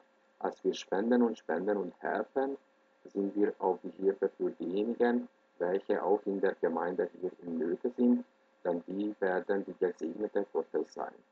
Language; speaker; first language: German; non-native, fluent; Hungarian